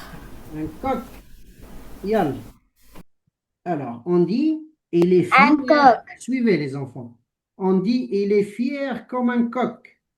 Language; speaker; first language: French; non-native, local second language; Arabic